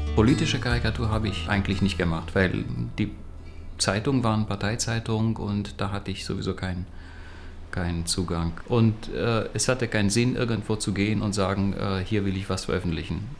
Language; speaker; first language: German; non-native, fluent; Romanian